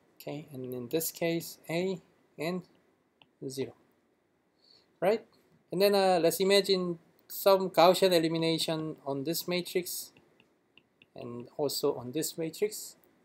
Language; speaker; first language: English; non-native, fluent; Korean